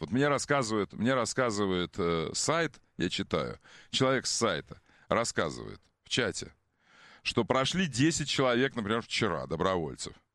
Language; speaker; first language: Russian; native; Russian